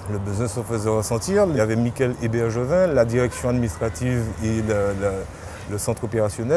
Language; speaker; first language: French; native; French